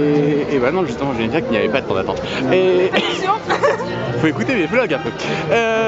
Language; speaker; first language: French; native; French